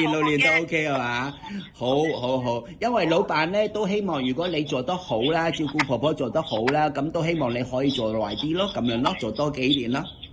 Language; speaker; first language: Cantonese; native; Cantonese